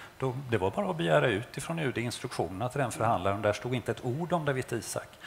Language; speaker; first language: Swedish; native; Swedish